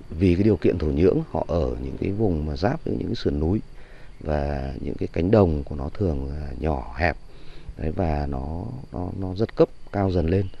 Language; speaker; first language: Vietnamese; native; Vietnamese